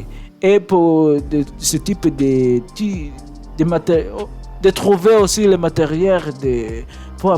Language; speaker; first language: French; non-native, learner; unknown